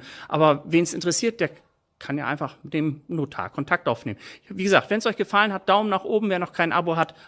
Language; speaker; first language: German; native; German